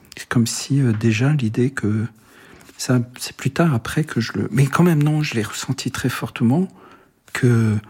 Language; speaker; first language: French; early bilingual, other home language; Arabic